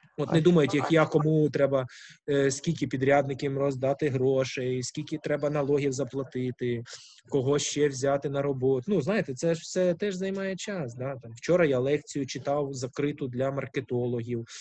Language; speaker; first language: Ukrainian; non-native, local second language; Russian